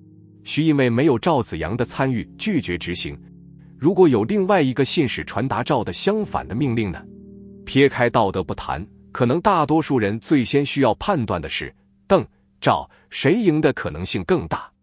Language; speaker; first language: Chinese; native; Chinese